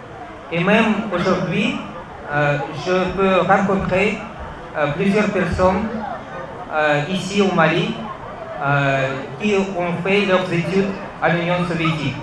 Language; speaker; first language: French; non-native, fluent; Russian